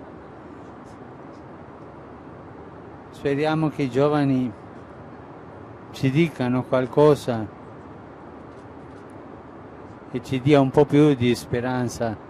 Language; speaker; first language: Italian; non-native, fluent; Spanish